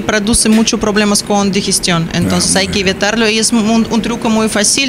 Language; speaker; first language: Spanish; non-native, learner; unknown